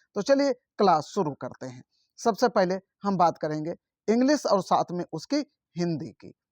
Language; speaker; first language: Hindi; native; Hindi